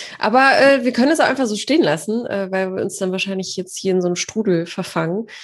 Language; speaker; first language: German; early bilingual, other home language; Polish